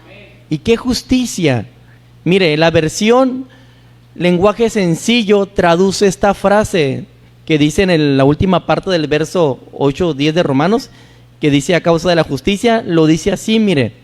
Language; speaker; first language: Spanish; native; Spanish